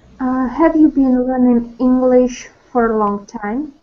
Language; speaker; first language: English; non-native, learner; Russian